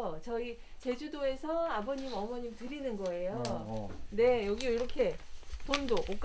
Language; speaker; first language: Korean; native; Korean